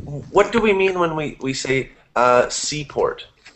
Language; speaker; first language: English; native; English